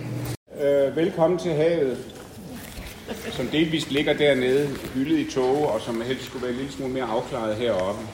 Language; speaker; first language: Danish; native; Danish